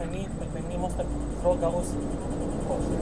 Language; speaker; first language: Swedish; non-native, learner; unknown